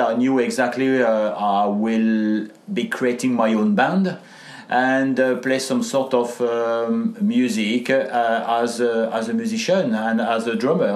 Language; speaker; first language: English; non-native, fluent; French